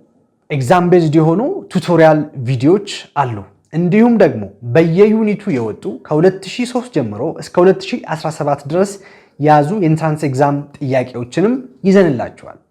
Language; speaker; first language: Amharic; native; Amharic